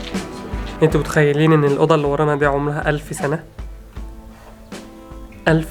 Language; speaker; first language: Arabic; native; Arabic